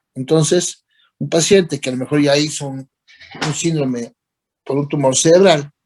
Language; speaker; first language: Spanish; native; Spanish